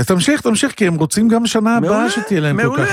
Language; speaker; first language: Hebrew; native; Hebrew